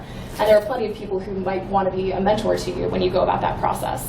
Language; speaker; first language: English; native; English